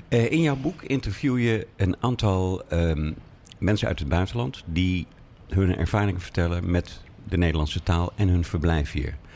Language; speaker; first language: Dutch; native; Dutch